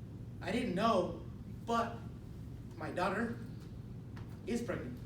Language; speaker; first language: English; non-native, fluent; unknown